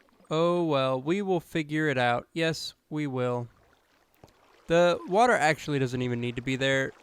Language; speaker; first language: English; native; English